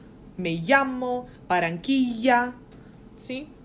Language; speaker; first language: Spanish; non-native, fluent; English